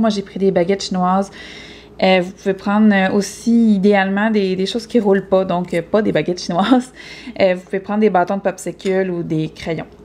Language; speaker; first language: French; native; French